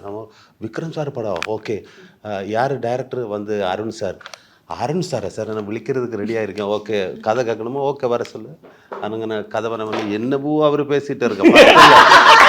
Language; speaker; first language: Tamil; non-native, learner; Malayalam